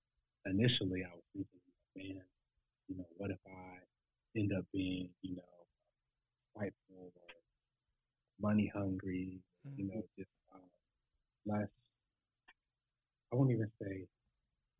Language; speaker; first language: English; native; English